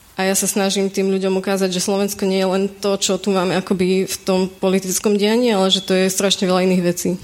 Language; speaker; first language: Slovak; native; Slovak